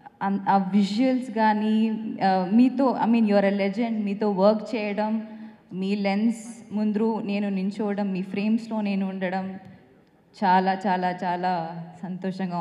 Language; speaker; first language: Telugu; non-native, fluent; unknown